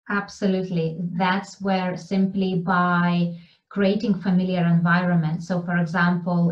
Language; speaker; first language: English; non-native, fluent; Lithuanian